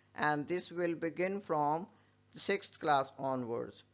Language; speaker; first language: English; non-native, local second language; Punjabi